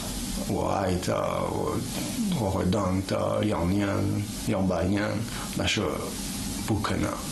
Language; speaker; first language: Chinese; non-native, learner; French